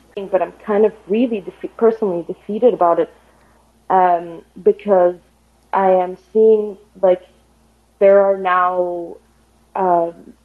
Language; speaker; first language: English; non-native, fluent; Arabic